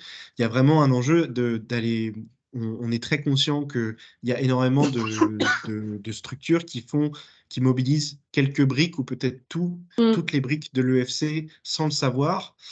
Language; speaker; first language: French; native; French